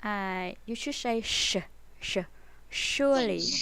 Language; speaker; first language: English; non-native, fluent; Vietnamese